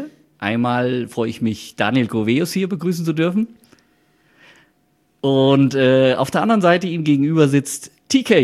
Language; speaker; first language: German; native; German